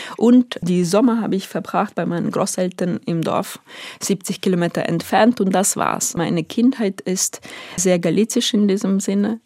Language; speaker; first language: German; non-native, fluent; Ukrainian